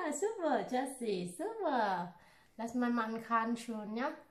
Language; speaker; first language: German; non-native, fluent; Vietnamese